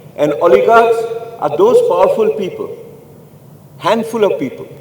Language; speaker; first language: English; non-native, local second language; Bangla